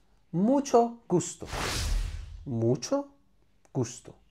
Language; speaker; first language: Spanish; non-native, fluent; Persian